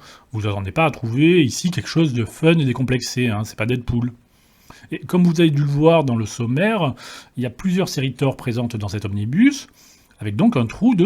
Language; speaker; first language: French; native; French